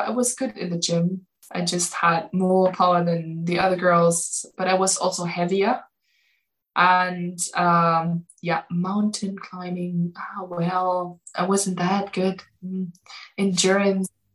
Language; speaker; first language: English; non-native, fluent; German